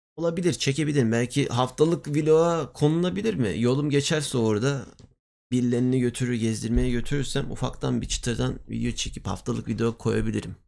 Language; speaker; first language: Turkish; native; Turkish